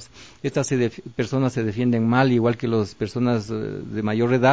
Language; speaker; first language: Spanish; native; Spanish